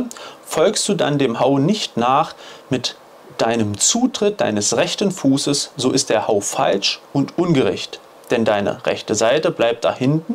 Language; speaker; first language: German; native; German